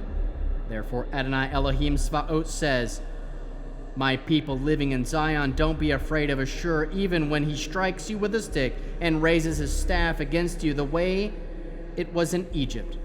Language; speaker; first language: English; native; English